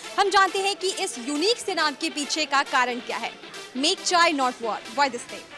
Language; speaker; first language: Hindi; native; Hindi